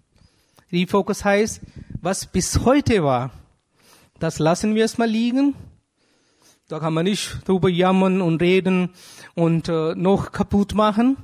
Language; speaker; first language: German; non-native, fluent; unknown